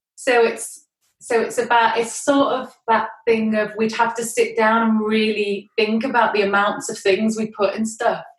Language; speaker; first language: English; native; English